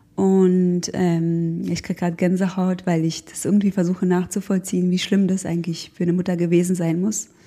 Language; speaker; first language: German; early bilingual, other home language; Croatian